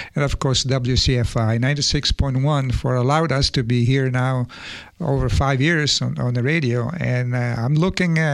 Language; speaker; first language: English; non-native, fluent; Italian